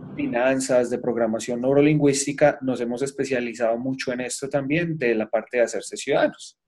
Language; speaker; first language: Spanish; native; Spanish